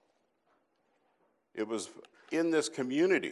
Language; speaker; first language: English; native; English